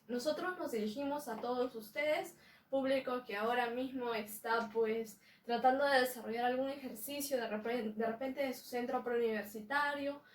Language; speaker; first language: Spanish; native; Spanish